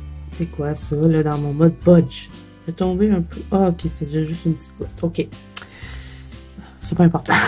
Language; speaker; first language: French; native; French